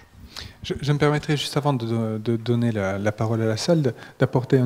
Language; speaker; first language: French; native; French